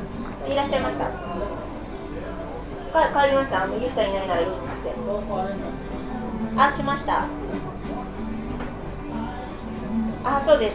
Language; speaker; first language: Japanese; non-native, learner; English